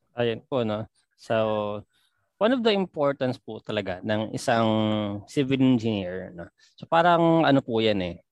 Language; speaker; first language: Filipino; non-native, local second language; Pampanga